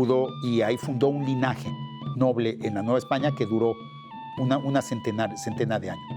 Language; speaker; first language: Spanish; native; Spanish